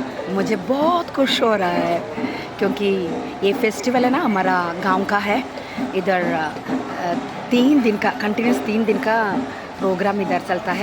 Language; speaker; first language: Hindi; non-native, local second language; Malayalam